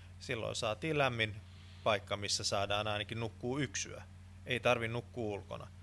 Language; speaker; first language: Finnish; non-native, local second language; Swedish